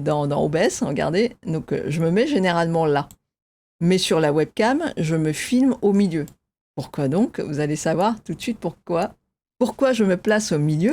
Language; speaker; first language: French; native; French